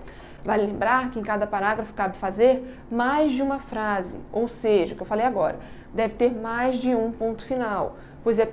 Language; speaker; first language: Portuguese; native; Portuguese